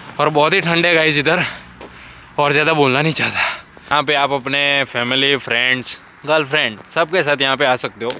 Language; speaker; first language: Hindi; non-native, local second language; Gujarati